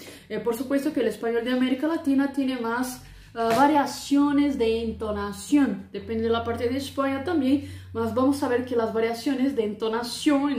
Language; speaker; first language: Spanish; non-native, fluent; Portuguese